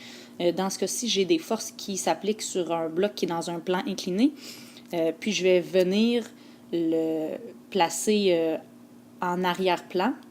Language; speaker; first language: French; native; French